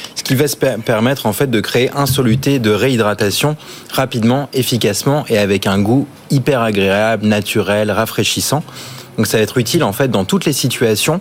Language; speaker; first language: French; early bilingual, other home language; English